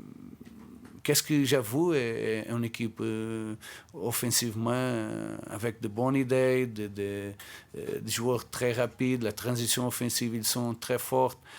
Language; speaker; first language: French; non-native, fluent; Portuguese